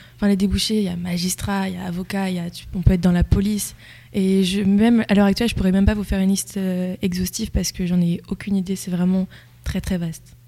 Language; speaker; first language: French; native; French